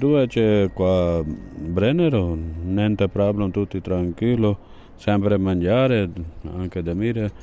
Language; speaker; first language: Italian; non-native, learner; Spanish